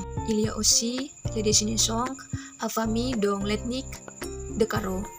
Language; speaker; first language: French; non-native, learner; Indonesian